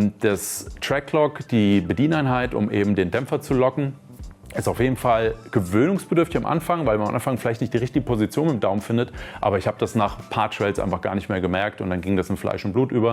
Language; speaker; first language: German; native; German